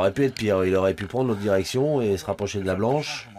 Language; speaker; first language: French; native; French